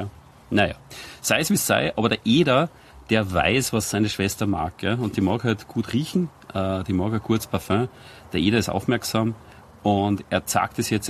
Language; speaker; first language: German; native; German